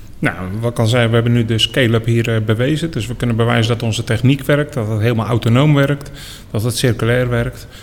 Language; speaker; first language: Dutch; native; Dutch